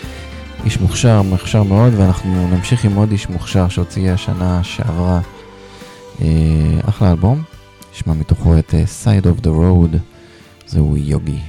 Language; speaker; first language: Hebrew; native; Hebrew